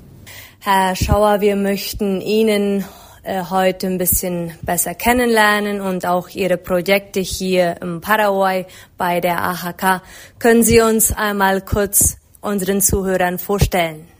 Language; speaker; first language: German; non-native, fluent; Spanish